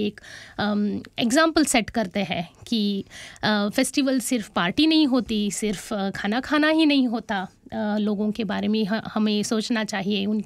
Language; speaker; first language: Hindi; non-native, local second language; Kannada